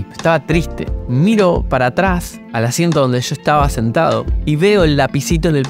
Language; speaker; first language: Spanish; native; Spanish